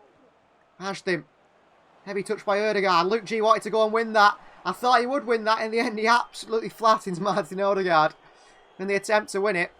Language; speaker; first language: English; native; English